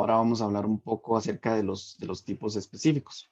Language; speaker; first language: Spanish; native; Spanish